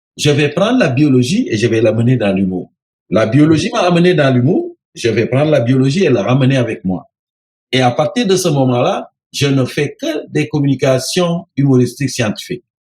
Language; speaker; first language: French; non-native, local second language; Serer